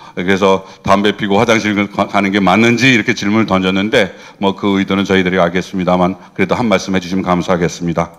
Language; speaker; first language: Korean; non-native, fluent; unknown